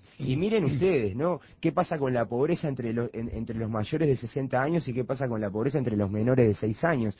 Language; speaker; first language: Spanish; native; Spanish